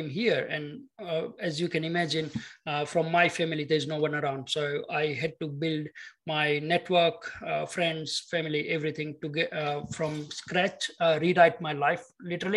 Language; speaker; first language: English; non-native, local second language; Gujarati